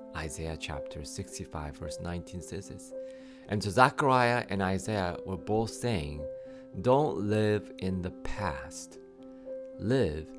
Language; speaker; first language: English; native; English